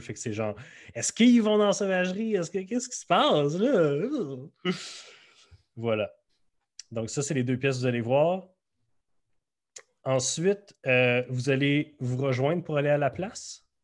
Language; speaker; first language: French; native; French